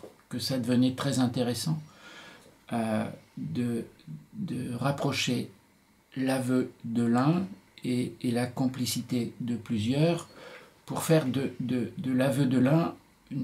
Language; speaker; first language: French; native; French